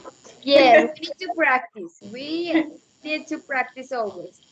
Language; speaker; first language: English; non-native, learner; Spanish